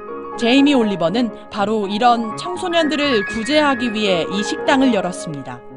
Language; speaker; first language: Korean; native; Korean